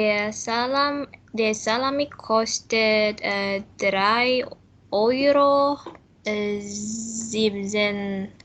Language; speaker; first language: German; non-native, learner; Indonesian